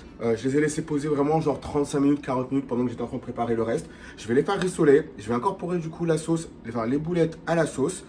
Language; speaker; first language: French; native; French